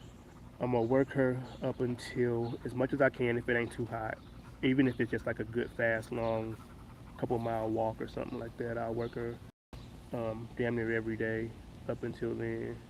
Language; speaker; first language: English; native; English